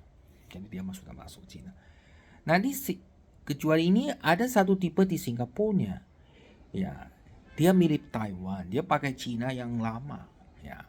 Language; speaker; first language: Indonesian; non-native, fluent; Chinese